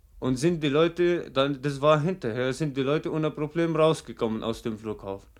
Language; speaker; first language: German; non-native, fluent; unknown